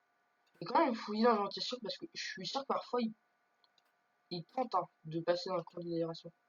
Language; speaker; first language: French; native; French